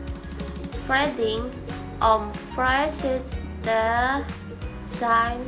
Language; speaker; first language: Dutch; non-native, learner; Indonesian